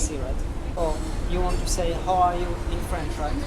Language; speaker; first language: English; non-native, learner; French